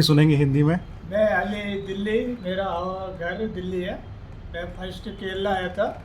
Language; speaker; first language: Hindi; native; Hindi